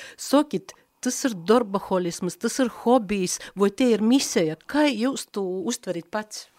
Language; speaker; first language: Latvian; native; Latvian